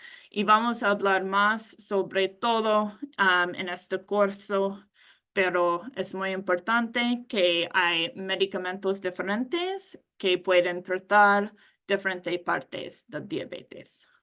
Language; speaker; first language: Spanish; non-native, learner; English